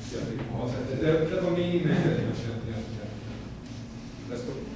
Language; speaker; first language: Danish; non-native, fluent; English